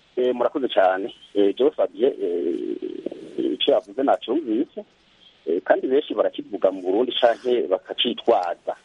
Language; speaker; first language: Rundi; native; Rundi